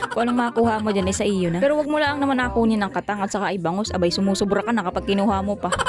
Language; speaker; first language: Filipino; native; Filipino